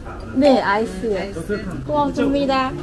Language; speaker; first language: Korean; non-native, learner; Filipino